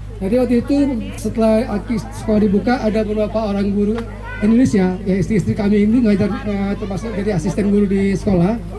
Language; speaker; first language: Indonesian; native; Indonesian